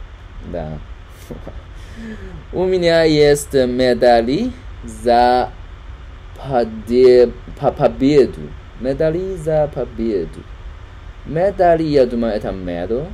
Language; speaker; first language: Russian; non-native, learner; Chinese